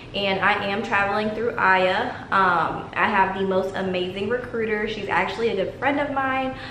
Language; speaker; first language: English; native; English